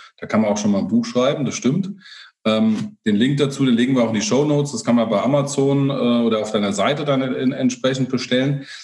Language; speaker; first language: German; native; German